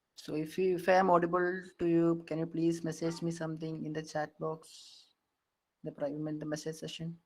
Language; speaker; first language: English; non-native, local second language; Malayalam